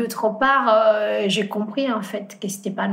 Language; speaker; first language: French; non-native, fluent; Fula